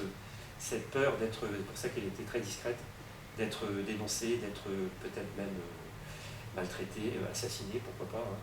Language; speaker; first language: French; native; French